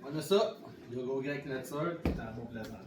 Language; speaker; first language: French; native; French